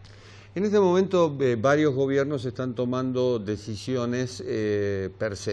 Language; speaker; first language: Spanish; native; Spanish